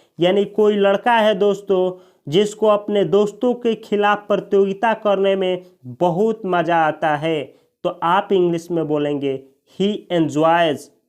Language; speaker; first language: Hindi; native; Hindi